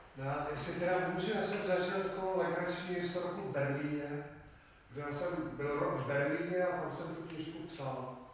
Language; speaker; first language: Czech; native; Czech